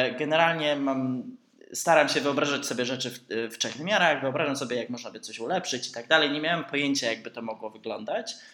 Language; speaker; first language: Polish; early bilingual, heritage; Polish